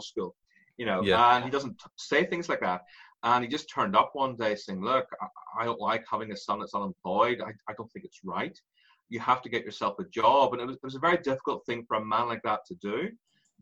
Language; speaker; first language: English; native; English